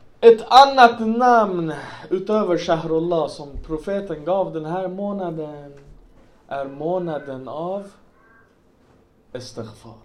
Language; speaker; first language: Swedish; non-native, local second language; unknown